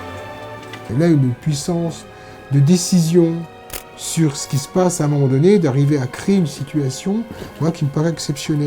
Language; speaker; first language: French; native; French